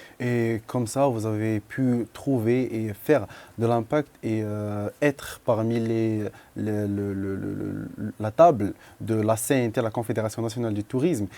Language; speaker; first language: French; non-native, local second language; Arabic